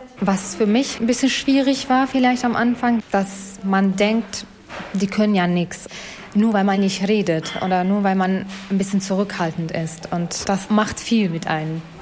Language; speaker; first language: German; non-native, fluent; Albanian